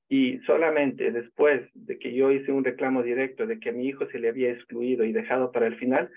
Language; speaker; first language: Spanish; native; Spanish